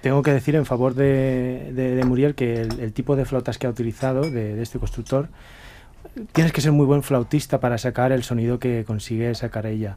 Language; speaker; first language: Spanish; native; Spanish